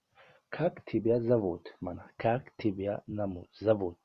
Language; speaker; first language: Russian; non-native, learner; Tajik